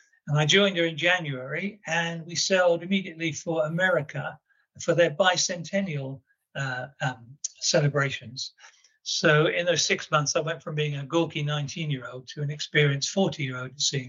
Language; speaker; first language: English; native; English